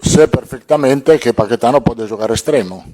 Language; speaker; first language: Portuguese; non-native, fluent; Italian